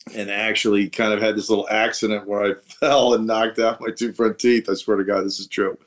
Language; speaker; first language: English; native; English